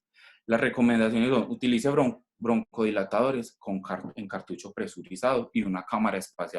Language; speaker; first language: Spanish; native; Spanish